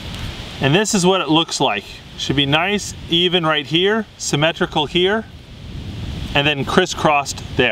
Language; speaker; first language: English; native; English